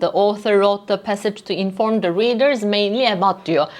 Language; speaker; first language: English; non-native, fluent; Turkish